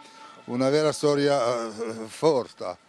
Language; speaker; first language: Italian; non-native, fluent; French